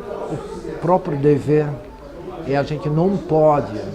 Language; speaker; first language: Portuguese; non-native, fluent; Dutch